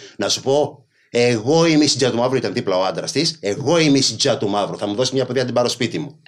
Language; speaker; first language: Greek; early bilingual, other home language; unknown